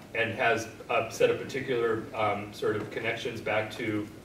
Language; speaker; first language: English; native; English